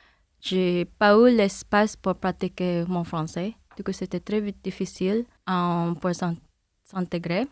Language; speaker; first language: French; non-native, fluent; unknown